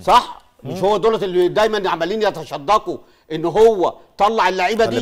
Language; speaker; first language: Arabic; native; Arabic